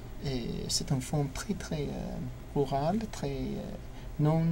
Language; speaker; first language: French; non-native, learner; English